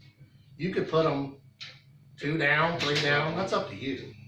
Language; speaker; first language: English; native; English